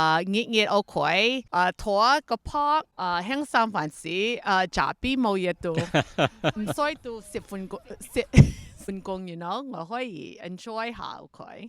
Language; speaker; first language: Cantonese; early bilingual, heritage; Cantonese